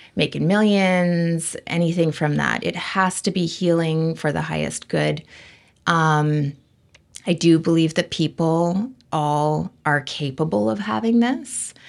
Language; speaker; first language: English; native; English